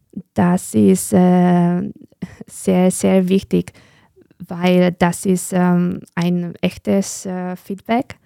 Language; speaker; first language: German; non-native, fluent; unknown